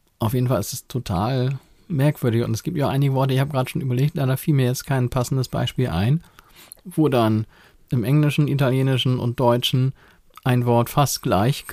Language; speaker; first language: German; native; German